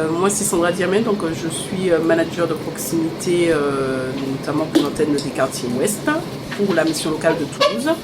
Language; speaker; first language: French; native; French